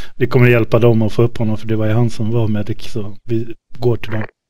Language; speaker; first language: Swedish; native; Swedish